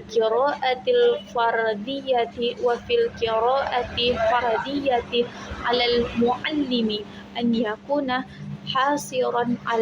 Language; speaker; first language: Arabic; non-native, learner; Indonesian